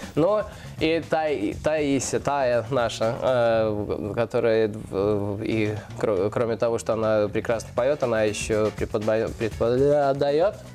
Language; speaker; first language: Russian; early bilingual, heritage; Russian